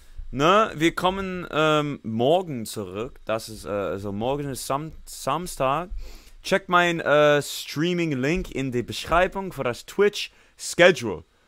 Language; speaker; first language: German; non-native, learner; English